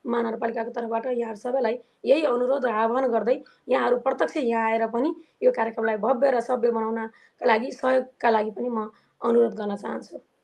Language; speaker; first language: Nepali; native; Nepali